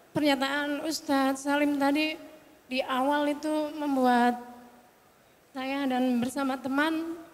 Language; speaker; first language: Indonesian; native; Indonesian